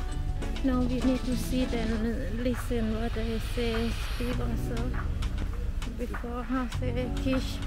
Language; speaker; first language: English; non-native, learner; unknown